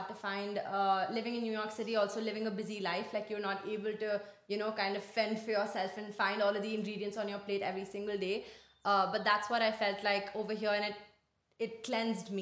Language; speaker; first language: English; non-native, local second language; Hindi